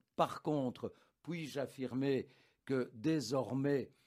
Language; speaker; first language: French; native; French